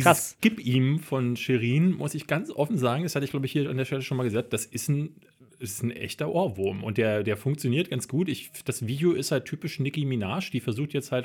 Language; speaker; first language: German; native; German